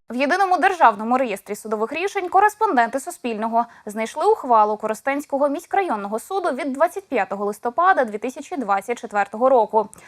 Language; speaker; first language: Ukrainian; native; Ukrainian